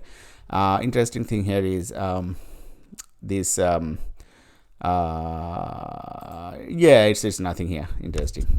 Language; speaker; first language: English; non-native, fluent; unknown